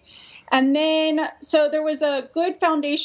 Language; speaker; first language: English; native; English